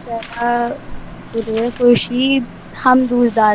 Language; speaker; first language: Persian; non-native, learner; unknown